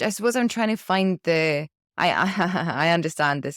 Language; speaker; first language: English; native; English